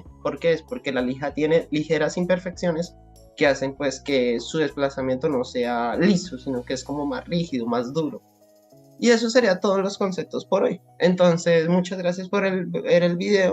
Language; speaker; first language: Spanish; native; Spanish